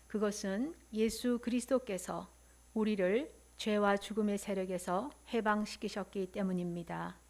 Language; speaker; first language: Korean; native; Korean